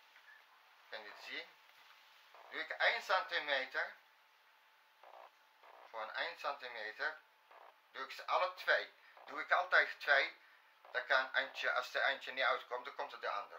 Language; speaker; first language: Dutch; non-native, fluent; Arabic